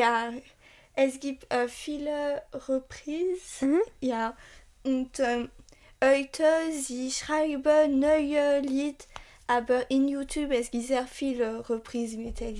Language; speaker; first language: German; non-native, learner; French